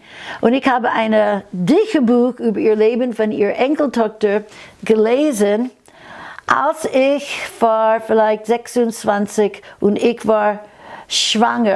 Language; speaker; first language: German; non-native, fluent; English